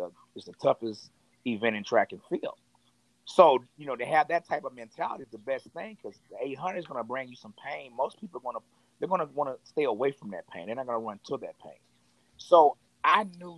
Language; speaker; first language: English; native; English